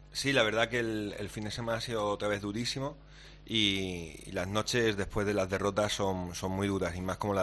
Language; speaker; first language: Spanish; native; Spanish